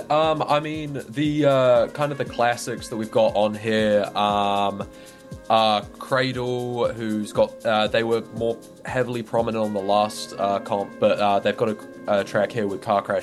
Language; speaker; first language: English; native; English